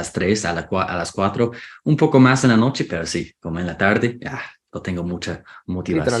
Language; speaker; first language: Spanish; non-native, fluent; English